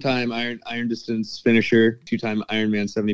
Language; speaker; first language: English; native; English